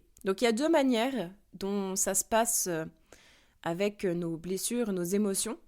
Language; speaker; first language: French; native; French